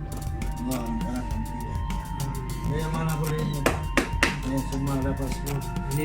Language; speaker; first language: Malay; non-native, learner; Bangla